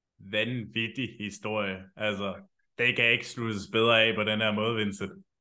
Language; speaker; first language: Danish; native; Danish